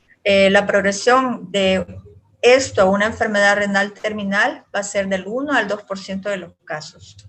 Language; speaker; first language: Spanish; native; Spanish